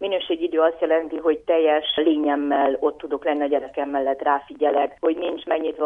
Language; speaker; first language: Hungarian; native; Hungarian